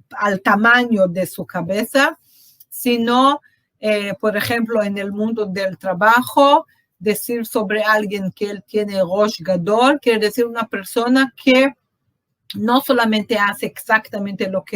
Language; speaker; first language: Spanish; non-native, fluent; Portuguese